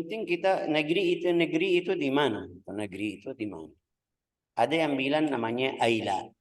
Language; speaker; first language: Indonesian; non-native, fluent; Arabic